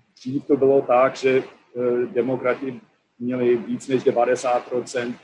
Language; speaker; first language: Czech; non-native, fluent; English